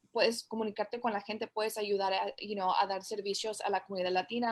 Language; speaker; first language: Spanish; early bilingual, heritage; Spanish